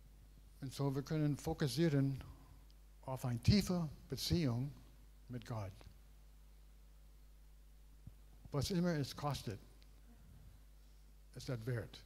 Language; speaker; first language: German; non-native, learner; English